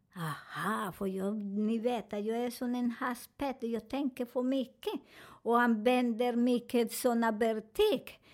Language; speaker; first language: Swedish; non-native, learner; Spanish